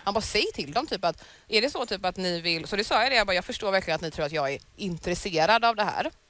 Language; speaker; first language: Swedish; native; Swedish